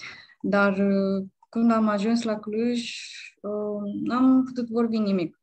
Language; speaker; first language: Romanian; non-native, fluent; Japanese